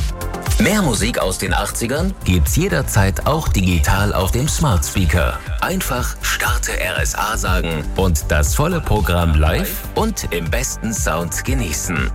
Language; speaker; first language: German; native; German